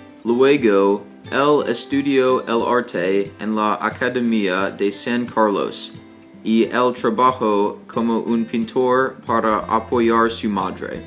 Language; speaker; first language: Spanish; non-native, learner; English